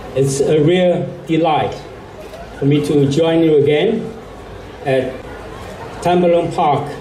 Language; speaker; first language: English; non-native, fluent; Chinese